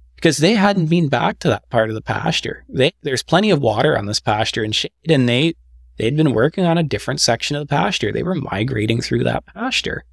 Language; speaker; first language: English; native; English